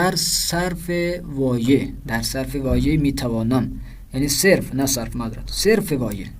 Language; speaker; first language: Persian; non-native, fluent; Urdu